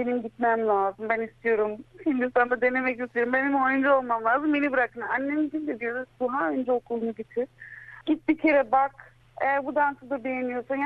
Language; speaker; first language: Turkish; early bilingual, heritage; Turkish